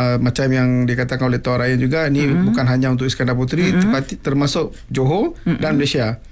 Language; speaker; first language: Malay; non-native, local second language; Tamil